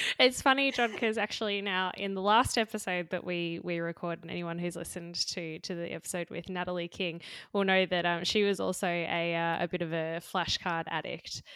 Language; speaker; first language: English; native; English